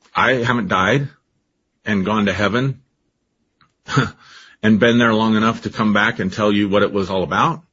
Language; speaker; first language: English; native; English